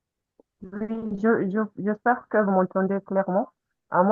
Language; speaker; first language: French; non-native, fluent; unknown